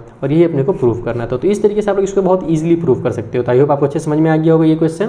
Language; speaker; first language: Hindi; native; Hindi